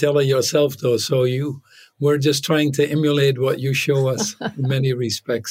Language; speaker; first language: English; non-native, fluent; Dutch